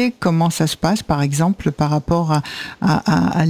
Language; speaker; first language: French; native; French